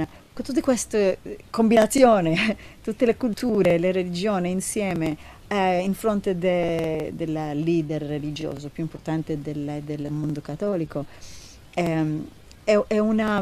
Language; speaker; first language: Italian; non-native, learner; Hebrew